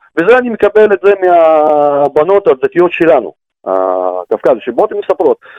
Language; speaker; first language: Hebrew; non-native, fluent; Russian